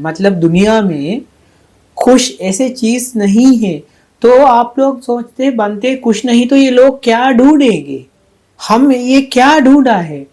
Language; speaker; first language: Hindi; non-native, fluent; Sinhala